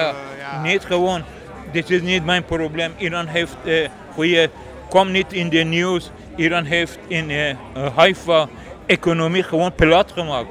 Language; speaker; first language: Dutch; non-native, learner; Persian